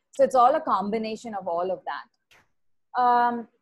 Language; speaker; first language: English; non-native, local second language; Tamil